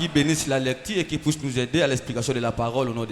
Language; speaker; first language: French; non-native, local second language; Lingala